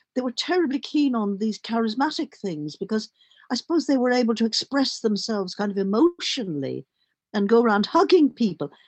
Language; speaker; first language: English; native; English